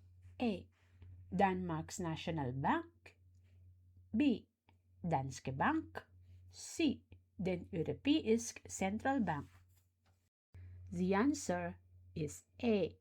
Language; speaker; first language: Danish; non-native, fluent; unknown